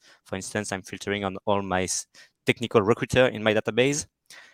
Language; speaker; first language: English; non-native, fluent; French